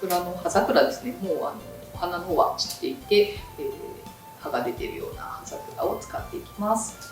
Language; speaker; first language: Japanese; native; Japanese